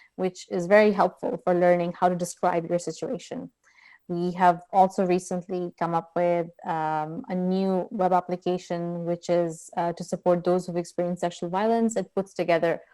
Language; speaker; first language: English; non-native, local second language; Urdu